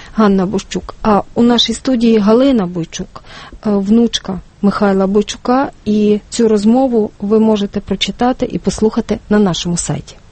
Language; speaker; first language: Ukrainian; native; Ukrainian